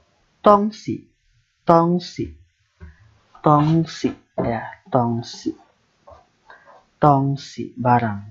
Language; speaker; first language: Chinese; non-native, learner; Indonesian